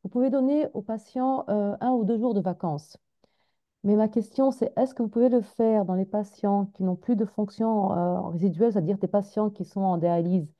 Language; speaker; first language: French; non-native, fluent; Arabic